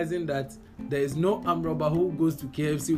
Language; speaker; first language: English; non-native, local second language; Akan